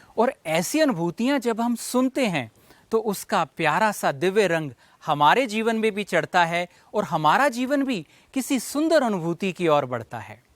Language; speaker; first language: Hindi; native; Hindi